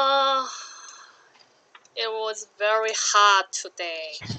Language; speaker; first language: English; non-native, learner; Korean